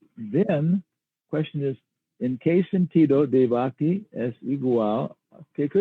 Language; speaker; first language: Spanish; non-native, learner; English